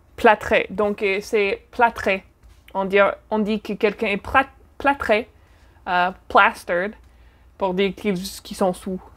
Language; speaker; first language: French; non-native, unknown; English